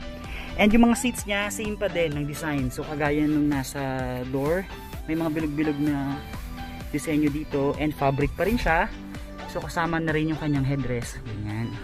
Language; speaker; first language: Filipino; native; Filipino